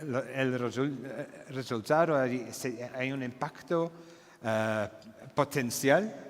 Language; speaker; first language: Spanish; non-native, fluent; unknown